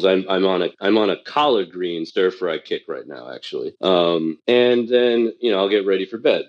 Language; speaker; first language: English; early bilingual, other home language; Chinese